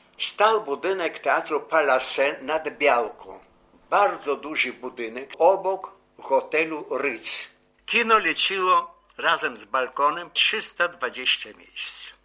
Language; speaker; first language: Polish; native; Polish